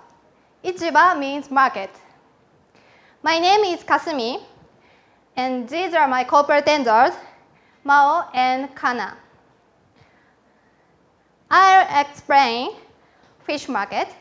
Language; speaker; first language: English; non-native, learner; Japanese